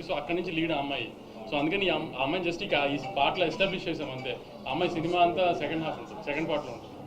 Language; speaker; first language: Telugu; native; Telugu